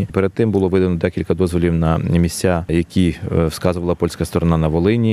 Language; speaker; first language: Ukrainian; native; Ukrainian